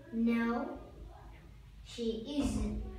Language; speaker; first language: English; non-native, learner; Vietnamese